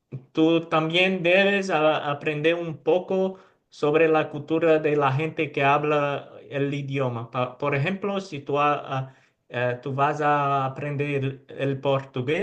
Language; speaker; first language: Spanish; non-native, fluent; Portuguese